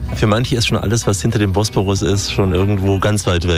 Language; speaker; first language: German; native; German